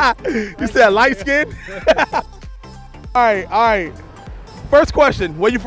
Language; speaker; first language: English; native; English